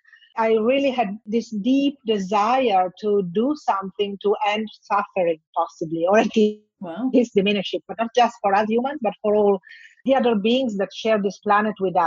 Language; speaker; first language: English; non-native, fluent; Italian